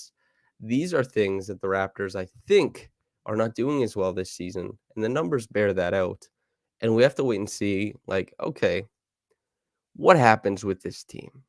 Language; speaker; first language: English; native; English